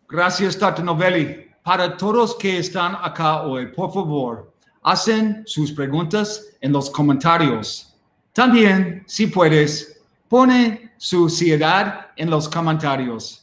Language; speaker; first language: Spanish; non-native, learner; English